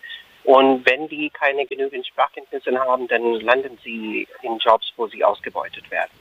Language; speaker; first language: German; non-native, fluent; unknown